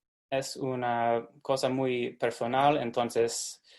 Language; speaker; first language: Spanish; non-native, fluent; English